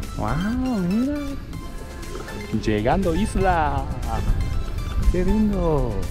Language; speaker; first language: Spanish; non-native, learner; Japanese